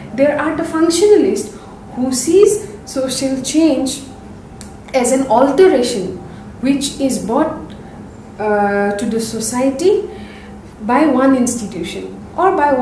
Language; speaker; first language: English; non-native, local second language; Assamese